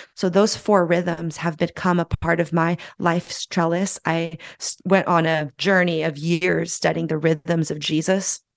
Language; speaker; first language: English; native; English